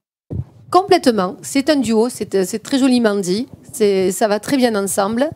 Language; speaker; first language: French; native; French